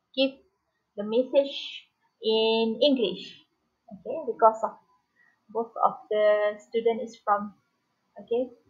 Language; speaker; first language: English; non-native, local second language; Malay